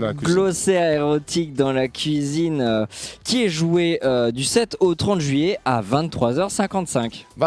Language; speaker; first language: French; native; French